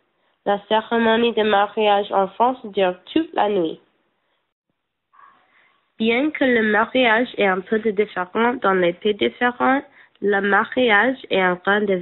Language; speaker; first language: French; non-native, learner; English